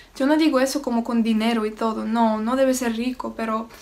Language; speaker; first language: Spanish; non-native, fluent; Russian